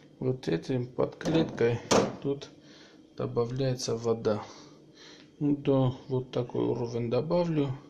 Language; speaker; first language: Russian; non-native, local second language; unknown